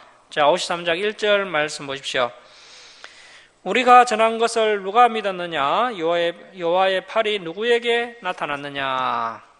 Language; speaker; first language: Korean; native; Korean